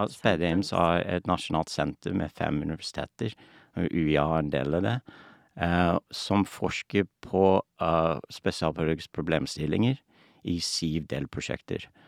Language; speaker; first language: Norwegian; non-native, fluent; English